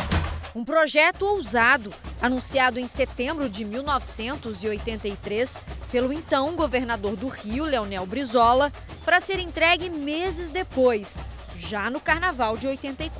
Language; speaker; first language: Portuguese; native; Portuguese